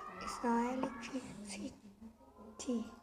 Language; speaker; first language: English; non-native, learner; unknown